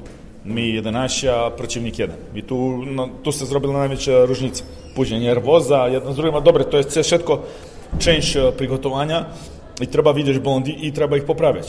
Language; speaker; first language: Polish; non-native, learner; Serbian